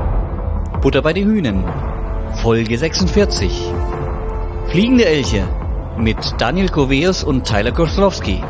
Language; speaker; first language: German; native; German